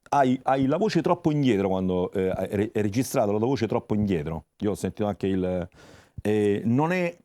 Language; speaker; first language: Italian; native; Italian